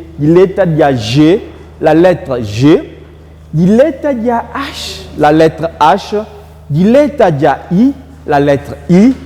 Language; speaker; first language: French; non-native, local second language; Luba-Lulua